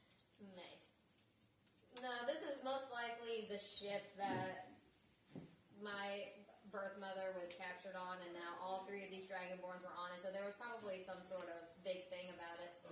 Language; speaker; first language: English; native; English